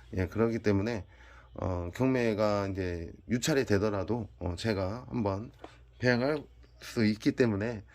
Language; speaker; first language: Korean; native; Korean